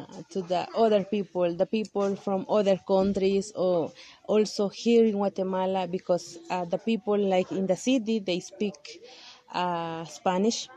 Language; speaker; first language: English; non-native, learner; Kaqchikel